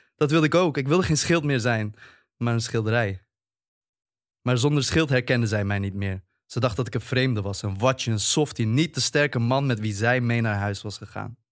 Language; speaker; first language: Dutch; early bilingual, other home language; Turkish